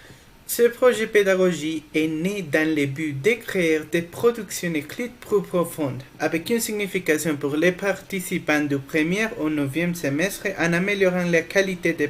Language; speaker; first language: French; non-native, fluent; Spanish